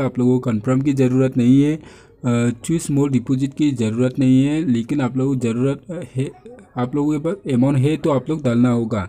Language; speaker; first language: Hindi; non-native, local second language; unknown